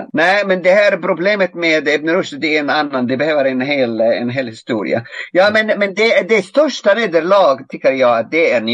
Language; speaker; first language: Swedish; non-native, fluent; Arabic